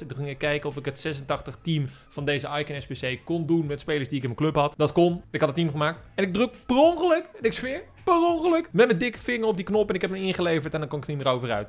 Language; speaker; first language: Dutch; native; Dutch